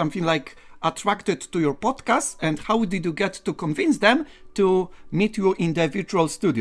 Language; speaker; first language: English; non-native, fluent; Polish